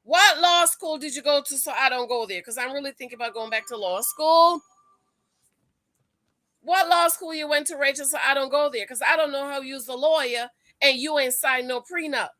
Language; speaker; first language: English; native; English